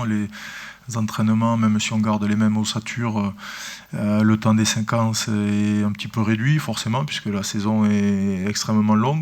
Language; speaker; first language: French; native; French